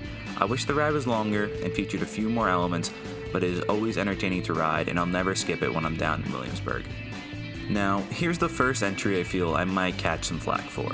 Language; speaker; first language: English; native; English